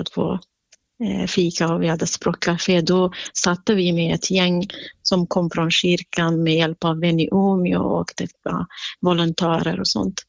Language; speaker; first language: Swedish; non-native, fluent; Central Kurdish